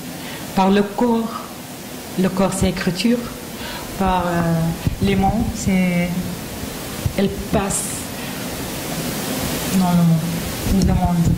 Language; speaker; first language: French; non-native, learner; Arabic